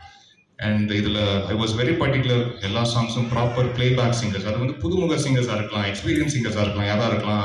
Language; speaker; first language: Tamil; native; Tamil